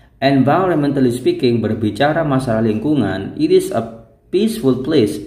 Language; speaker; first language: English; non-native, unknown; Indonesian